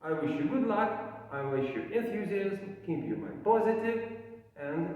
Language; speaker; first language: English; non-native, fluent; Ukrainian